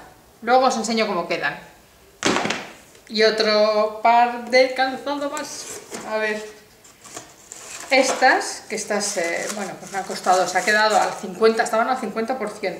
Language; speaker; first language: Spanish; native; Spanish